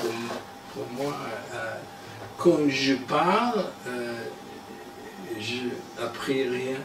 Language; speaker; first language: French; non-native, learner; English